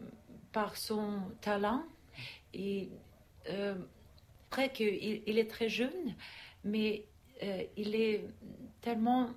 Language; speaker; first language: French; non-native, learner; Russian